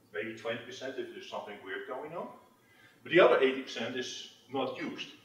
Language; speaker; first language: English; non-native, fluent; Dutch